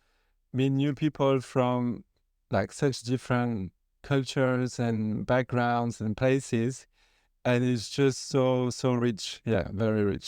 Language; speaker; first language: English; non-native, fluent; French